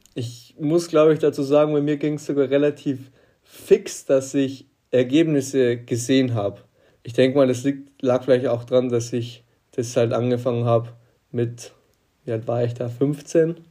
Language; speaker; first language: German; native; German